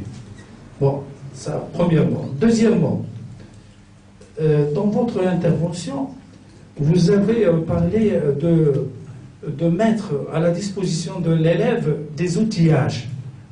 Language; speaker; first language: French; non-native, local second language; Arabic